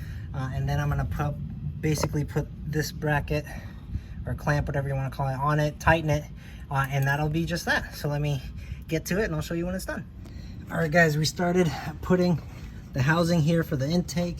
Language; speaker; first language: English; native; English